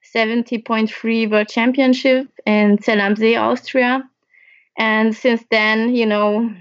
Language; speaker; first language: English; early bilingual, other home language; Hungarian